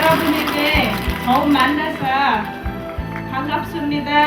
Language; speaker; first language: Korean; non-native, learner; Nepali